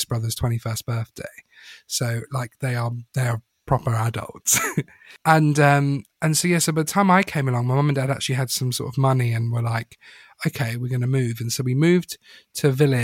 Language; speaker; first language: English; native; English